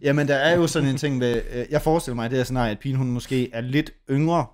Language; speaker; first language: Danish; native; Danish